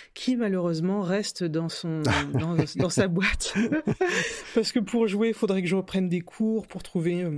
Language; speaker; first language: French; native; French